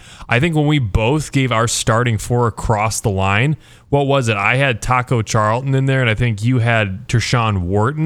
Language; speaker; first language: English; native; English